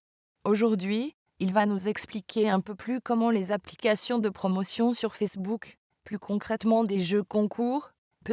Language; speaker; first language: French; native; French